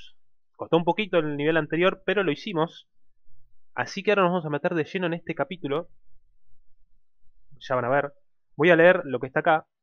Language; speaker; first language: Spanish; native; Spanish